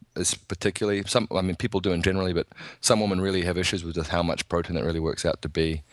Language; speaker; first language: English; native; English